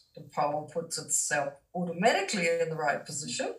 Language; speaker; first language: English; non-native, fluent; German